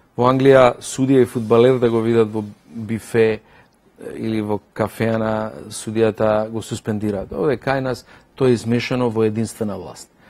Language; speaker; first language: Macedonian; native; Macedonian